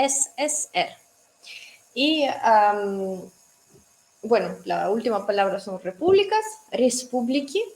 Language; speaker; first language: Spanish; non-native, fluent; Russian